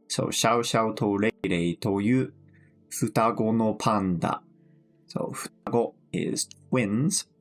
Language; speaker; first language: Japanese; non-native, fluent; English